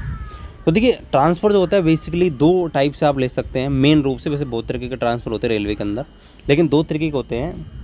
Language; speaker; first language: Hindi; native; Hindi